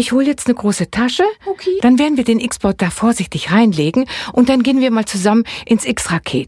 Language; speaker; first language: German; native; German